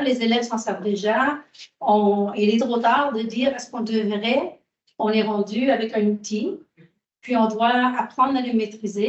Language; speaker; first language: French; native; French